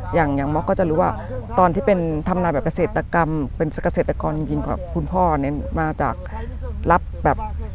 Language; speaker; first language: Thai; native; Thai